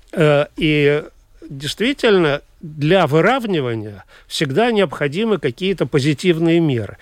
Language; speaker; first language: Russian; native; Russian